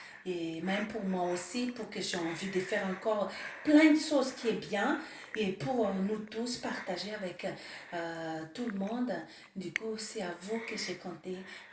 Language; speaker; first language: French; non-native, local second language; Malagasy